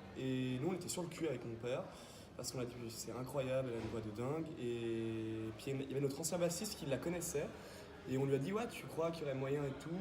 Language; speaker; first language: French; native; French